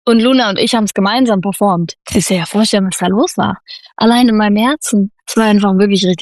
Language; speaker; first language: German; native; German